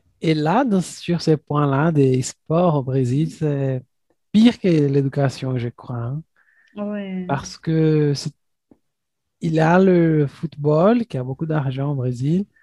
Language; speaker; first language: French; non-native, fluent; Portuguese